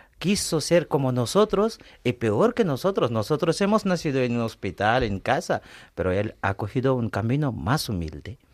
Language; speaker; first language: Spanish; non-native, fluent; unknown